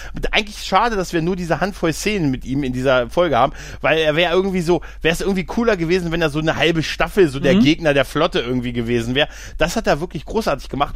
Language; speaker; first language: German; native; German